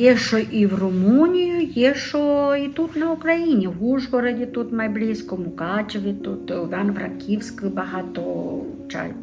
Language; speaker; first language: Ukrainian; non-native, local second language; Romanian